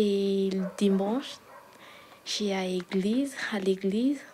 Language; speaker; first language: French; non-native, local second language; Malagasy